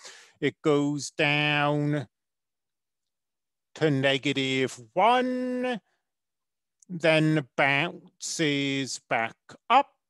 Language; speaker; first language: English; native; English